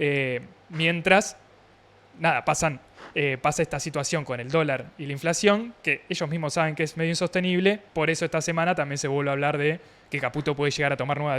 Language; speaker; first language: Spanish; native; Spanish